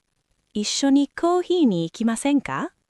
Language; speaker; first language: Japanese; non-native, learner; English